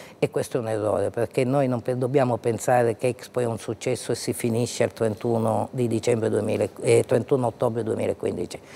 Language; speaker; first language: Italian; native; Italian